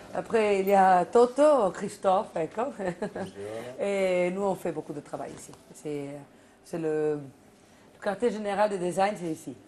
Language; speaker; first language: French; non-native, fluent; Spanish